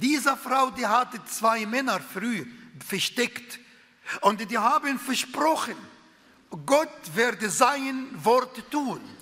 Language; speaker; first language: German; non-native, fluent; Arabic